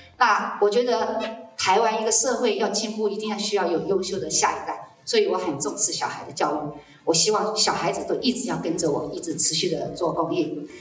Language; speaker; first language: Chinese; native; Chinese